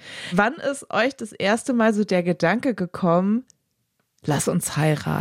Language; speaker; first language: German; native; German